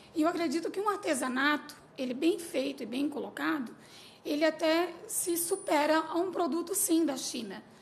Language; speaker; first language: Portuguese; native; Portuguese